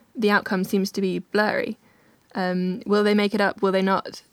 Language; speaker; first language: English; native; English